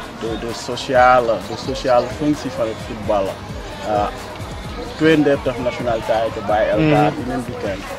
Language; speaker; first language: Dutch; non-native, fluent; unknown